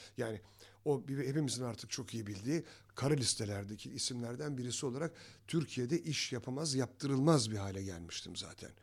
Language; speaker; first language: Turkish; native; Turkish